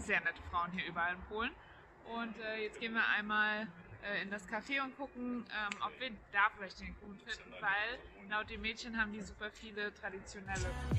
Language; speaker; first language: German; native; German